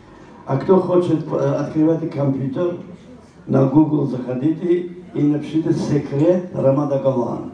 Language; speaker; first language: Russian; non-native, local second language; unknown